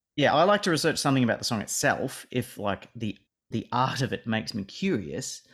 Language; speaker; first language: English; native; English